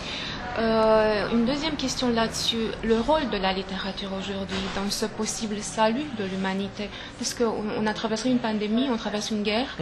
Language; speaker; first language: French; non-native, fluent; Romanian